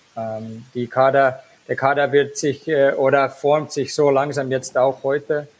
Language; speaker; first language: German; non-native, fluent; Finnish